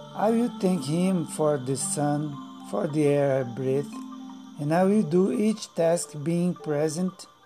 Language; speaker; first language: English; non-native, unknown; Portuguese